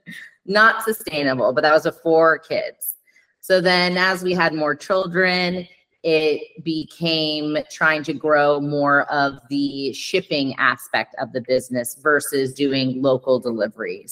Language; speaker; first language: English; native; English